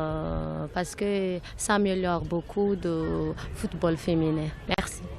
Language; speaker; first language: French; non-native, local second language; Malagasy